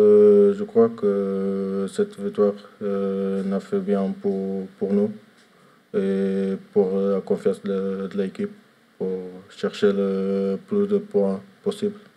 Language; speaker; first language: French; non-native, learner; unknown